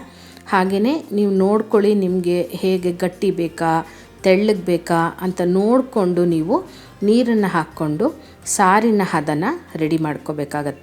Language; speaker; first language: Kannada; native; Kannada